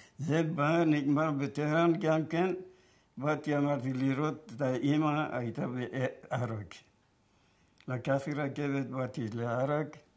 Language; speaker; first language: Hebrew; non-native, fluent; Persian